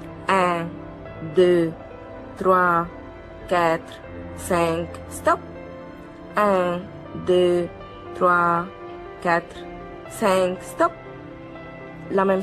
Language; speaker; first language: French; non-native, learner; Arabic